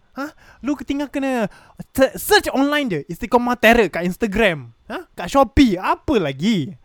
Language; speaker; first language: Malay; native; Malay